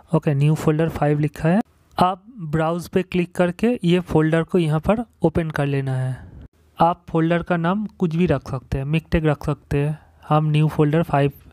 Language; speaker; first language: Hindi; non-native, local second language; Bangla